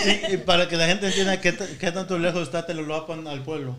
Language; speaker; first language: Spanish; early bilingual, heritage; Spanish